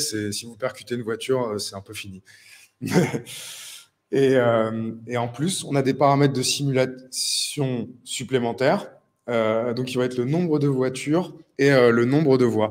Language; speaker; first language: French; native; French